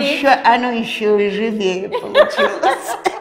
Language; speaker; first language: Russian; native; Russian